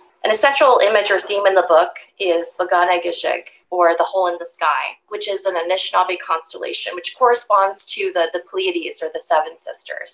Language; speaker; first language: English; native; English